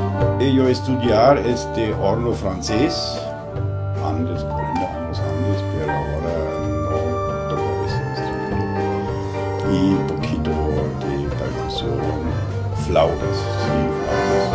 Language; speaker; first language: Spanish; non-native, learner; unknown